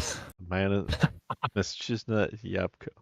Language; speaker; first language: Polish; non-native, learner; English